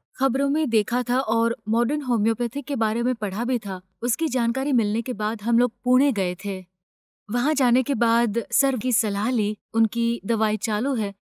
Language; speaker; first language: Hindi; non-native, local second language; Marathi